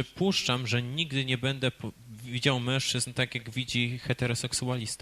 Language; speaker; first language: Polish; native; Polish